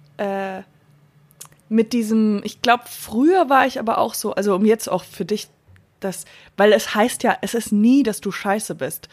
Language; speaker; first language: German; non-native, fluent; English